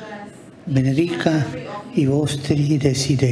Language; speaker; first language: Italian; non-native, fluent; Spanish